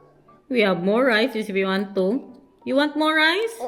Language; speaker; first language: English; non-native, local second language; Filipino